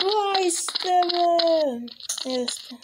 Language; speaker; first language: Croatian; non-native, learner; Macedonian